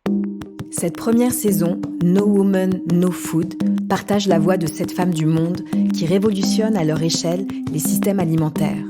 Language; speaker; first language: French; native; French